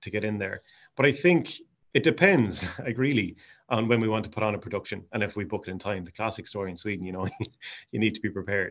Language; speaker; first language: English; native; English